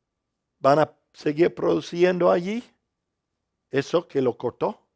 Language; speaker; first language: Spanish; non-native, fluent; English